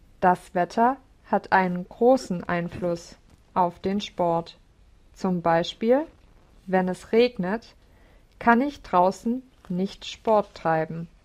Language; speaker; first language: German; non-native, learner; English